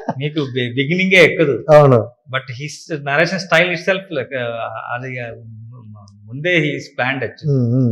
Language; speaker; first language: Telugu; non-native, learner; Kannada